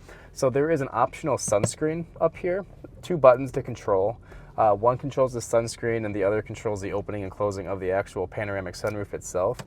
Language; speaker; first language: English; native; English